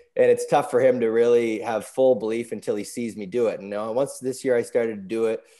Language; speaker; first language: English; native; English